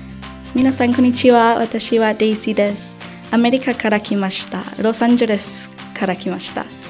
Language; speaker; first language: Japanese; non-native, learner; English